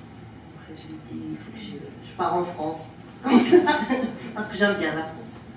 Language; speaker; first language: French; non-native, learner; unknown